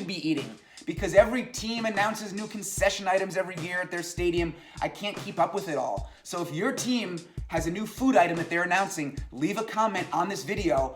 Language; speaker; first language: English; native; English